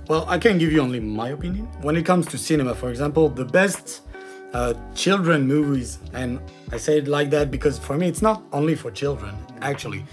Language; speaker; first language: English; non-native, fluent; French